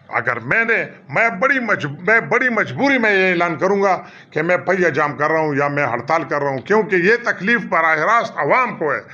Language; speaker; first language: Urdu; non-native, local second language; Pashto